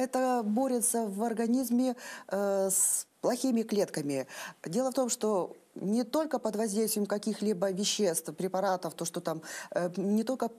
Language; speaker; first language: Russian; native; Russian